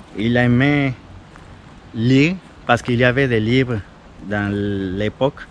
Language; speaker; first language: French; non-native, fluent; Spanish